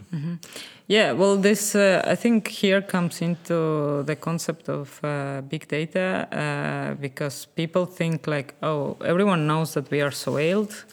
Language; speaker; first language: English; non-native, fluent; Estonian